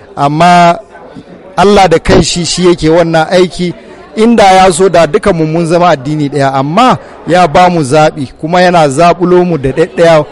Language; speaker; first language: Hausa; non-native, local second language; Fula